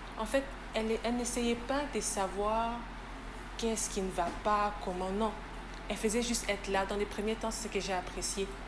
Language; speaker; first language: French; native; French